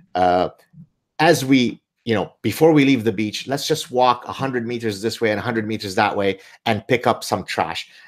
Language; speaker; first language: English; early bilingual, other home language; Arabic